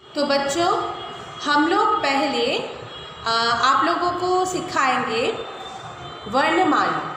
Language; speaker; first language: Hindi; non-native, local second language; Bangla